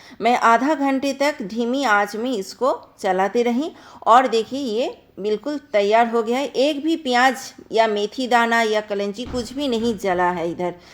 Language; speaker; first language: Hindi; non-native, local second language; Bangla